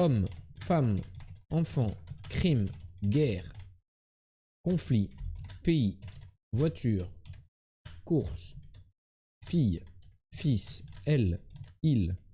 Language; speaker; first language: French; native; French